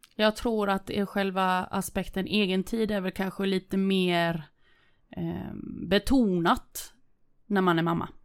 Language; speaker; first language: Swedish; early bilingual, other home language; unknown